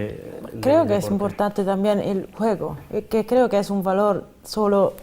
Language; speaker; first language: Spanish; non-native, fluent; Italian